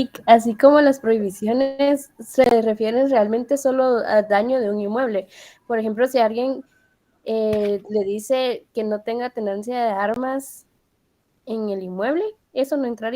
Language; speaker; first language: Spanish; native; Spanish